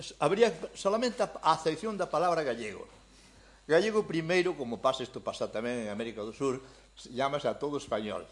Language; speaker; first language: Galician; native; Galician